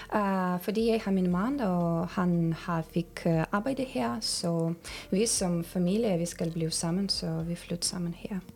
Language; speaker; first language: Danish; non-native, learner; Ukrainian